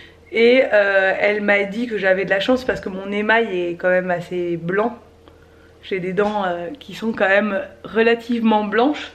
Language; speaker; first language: French; native; French